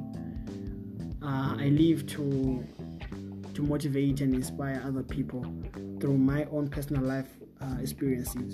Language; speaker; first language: English; non-native, local second language; North Ndebele